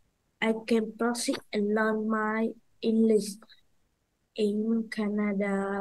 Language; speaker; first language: English; non-native, learner; Vietnamese